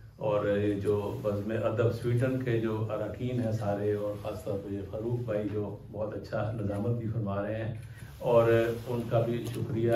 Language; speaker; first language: Urdu; non-native, local second language; Punjabi